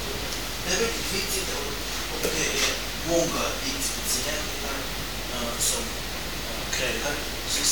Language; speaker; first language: Swedish; non-native, fluent; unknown